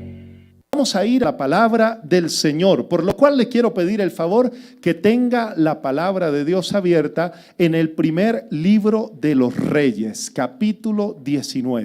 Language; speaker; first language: Spanish; native; Spanish